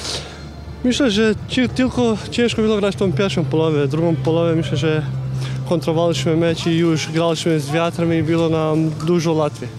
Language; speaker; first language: Polish; non-native, fluent; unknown